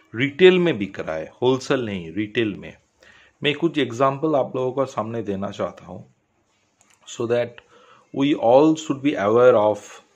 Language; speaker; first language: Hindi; non-native, local second language; Bangla